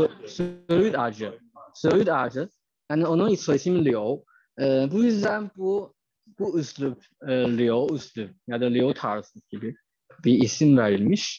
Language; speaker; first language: Turkish; non-native, fluent; Chinese